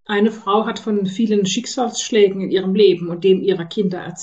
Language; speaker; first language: German; native; German